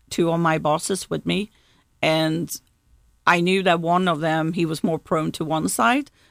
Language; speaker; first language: English; non-native, fluent; Swedish